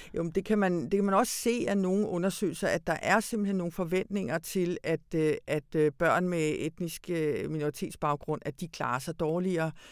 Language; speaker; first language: Danish; early bilingual, other home language; Hungarian